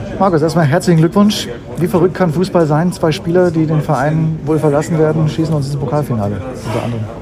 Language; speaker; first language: German; native; German